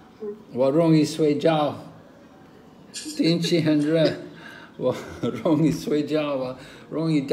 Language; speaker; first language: Chinese; non-native, learner; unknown